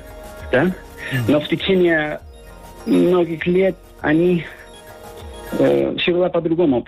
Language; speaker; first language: Russian; non-native, learner; Spanish